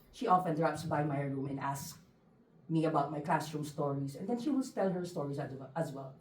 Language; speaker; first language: English; non-native, local second language; Filipino